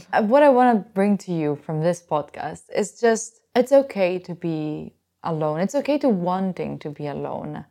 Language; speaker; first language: English; non-native, fluent; Italian